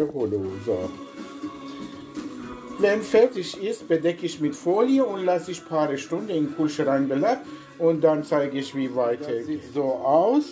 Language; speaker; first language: German; non-native, learner; Persian